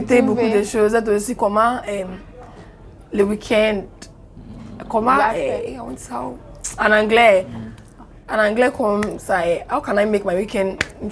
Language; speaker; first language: French; non-native, learner; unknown